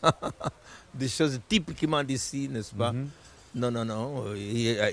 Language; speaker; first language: French; non-native, fluent; Portuguese